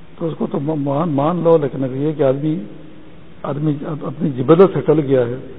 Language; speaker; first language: Urdu; non-native, local second language; Pashto